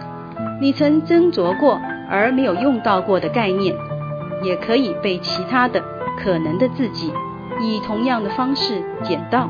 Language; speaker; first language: Chinese; native; Chinese